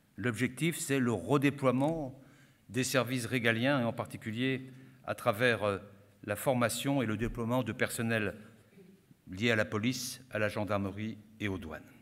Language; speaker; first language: French; native; French